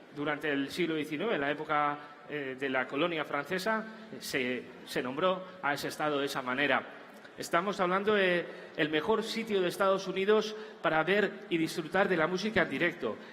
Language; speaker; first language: Spanish; native; Spanish